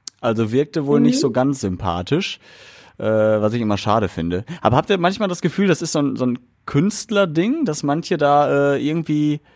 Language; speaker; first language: German; native; German